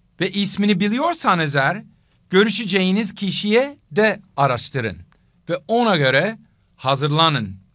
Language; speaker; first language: Turkish; non-native, fluent; English